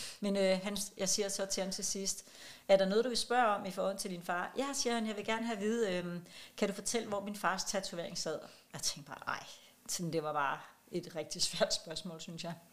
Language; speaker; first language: Danish; non-native, local second language; Kalaallisut